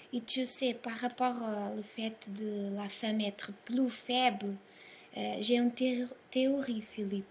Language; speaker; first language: French; non-native, learner; Portuguese